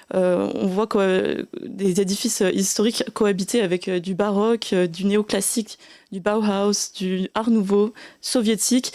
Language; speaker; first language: French; native; French